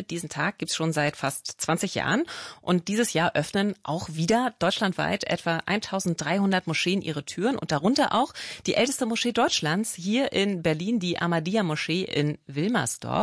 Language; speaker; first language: German; native; German